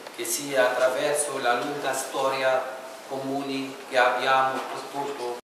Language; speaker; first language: Italian; non-native, learner; Arabic